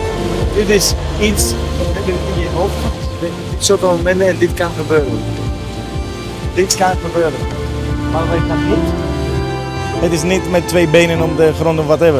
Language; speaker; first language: Dutch; non-native, fluent; Greek